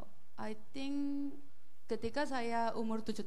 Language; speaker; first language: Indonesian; non-native, learner; Korean